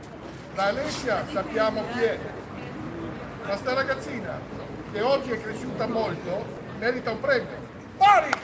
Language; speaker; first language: Italian; native; Italian